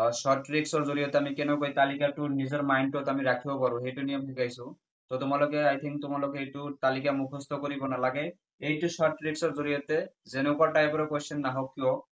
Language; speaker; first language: Assamese; non-native, local second language; Bangla